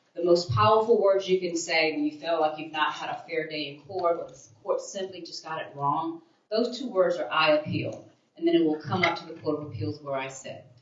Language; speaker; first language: English; native; English